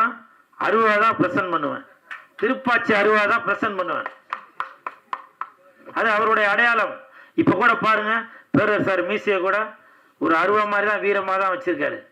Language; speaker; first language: Tamil; native; Tamil